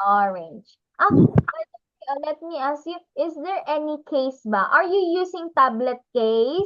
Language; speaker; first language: English; non-native, local second language; Filipino